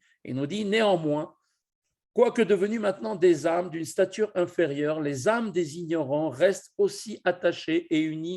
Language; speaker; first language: French; native; French